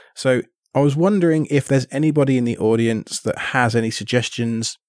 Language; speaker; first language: English; native; English